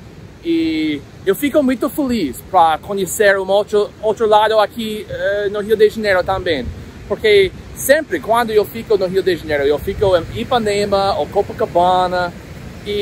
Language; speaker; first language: Portuguese; non-native, fluent; English